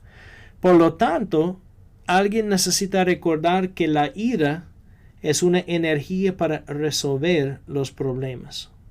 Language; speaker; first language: Spanish; non-native, fluent; English